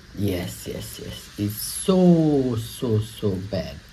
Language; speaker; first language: English; non-native, learner; Bosnian